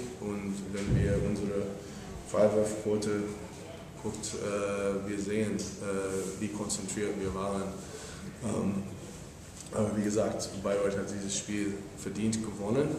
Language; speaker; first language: German; non-native, fluent; English